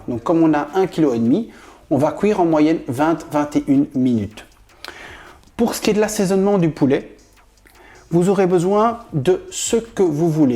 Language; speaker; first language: French; native; French